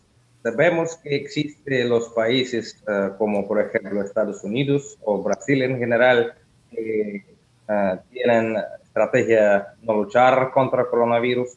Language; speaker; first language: Spanish; non-native, learner; Russian